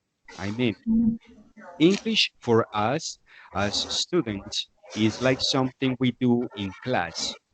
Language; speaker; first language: English; non-native, fluent; Spanish